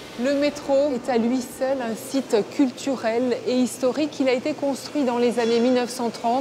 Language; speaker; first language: French; native; French